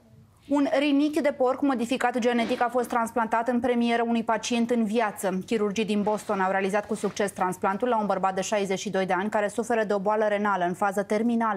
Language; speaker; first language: Romanian; native; Romanian